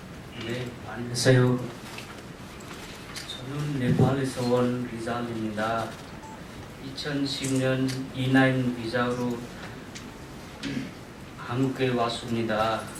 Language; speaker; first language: Korean; non-native, learner; Nepali